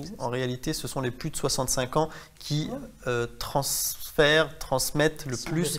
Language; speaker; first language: French; native; French